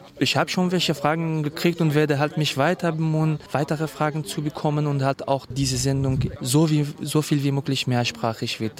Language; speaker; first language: German; non-native, fluent; Kurdish